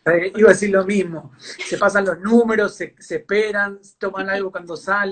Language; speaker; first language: Spanish; native; Spanish